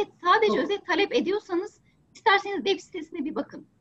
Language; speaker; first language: Turkish; native; Turkish